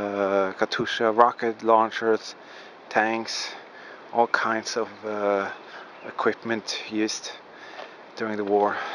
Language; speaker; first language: English; non-native, fluent; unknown